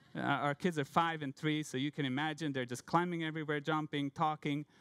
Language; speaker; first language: English; non-native, fluent; Hungarian